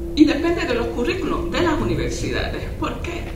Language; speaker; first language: Spanish; non-native, local second language; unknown